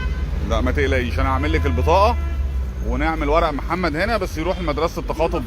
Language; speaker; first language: Arabic; native; Arabic